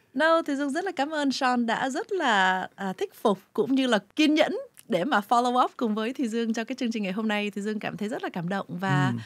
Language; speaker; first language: Vietnamese; early bilingual, heritage; Vietnamese